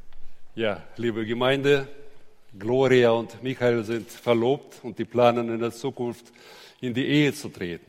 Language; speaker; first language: German; native; German